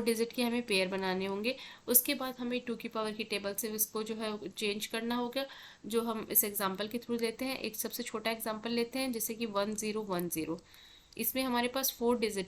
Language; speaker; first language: Hindi; native; Hindi